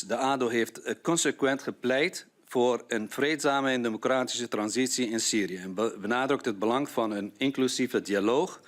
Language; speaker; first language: Dutch; non-native, fluent; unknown